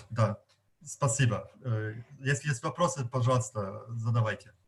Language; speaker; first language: Russian; non-native, fluent; German